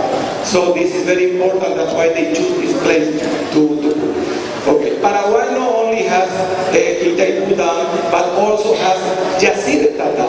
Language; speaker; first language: English; non-native, fluent; Spanish